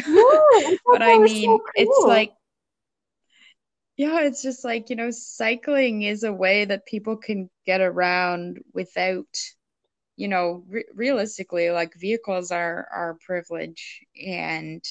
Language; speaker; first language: English; native; English